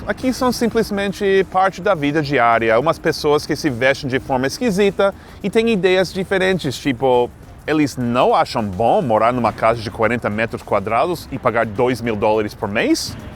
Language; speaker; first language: Portuguese; non-native, fluent; English